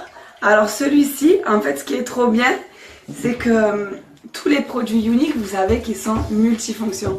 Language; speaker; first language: French; native; French